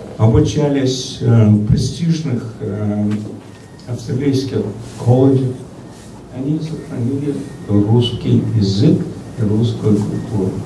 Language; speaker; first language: Russian; early bilingual, heritage; Russian